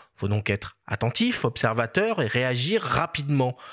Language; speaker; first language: French; native; French